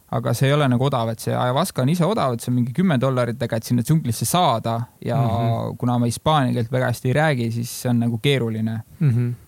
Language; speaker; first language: Estonian; native; Estonian